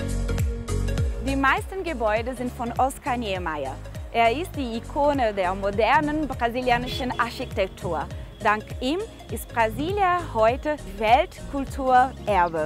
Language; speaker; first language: German; early bilingual, heritage; German